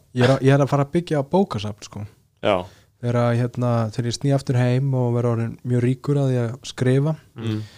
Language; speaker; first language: Icelandic; early bilingual, other home language; Portuguese